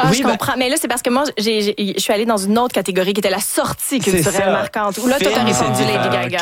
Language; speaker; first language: French; native; French